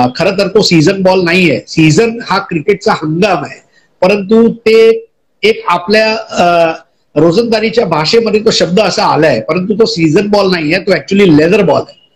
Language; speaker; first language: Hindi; non-native, local second language; Gujarati